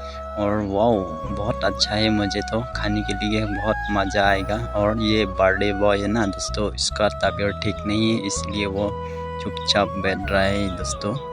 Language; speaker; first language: Hindi; non-native, local second language; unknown